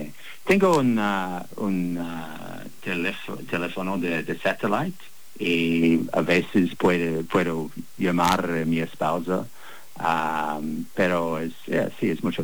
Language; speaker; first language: Spanish; non-native, learner; English